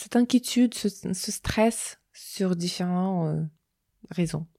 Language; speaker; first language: French; non-native, fluent; Russian